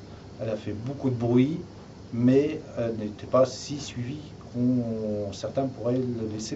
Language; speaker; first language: French; native; French